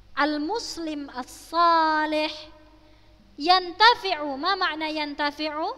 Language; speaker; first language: Arabic; non-native, fluent; Indonesian